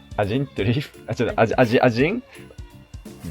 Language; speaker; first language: Russian; non-native, learner; Japanese